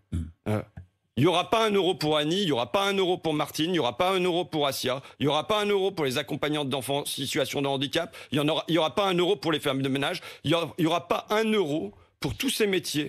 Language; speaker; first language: French; native; French